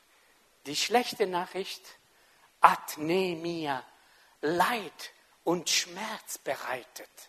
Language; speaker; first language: German; non-native, local second language; French